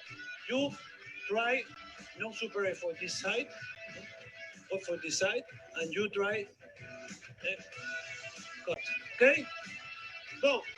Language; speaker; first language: English; non-native, learner; Spanish